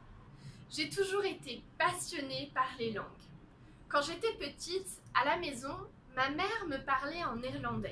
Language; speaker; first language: French; native; French